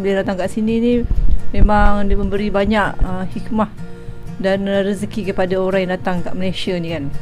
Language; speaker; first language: Malay; early bilingual, other home language; Minangkabau